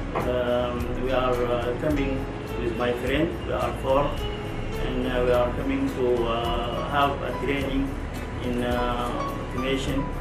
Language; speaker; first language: English; non-native, learner; Arabic